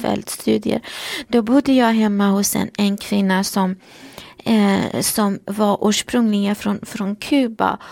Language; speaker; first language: Swedish; non-native, fluent; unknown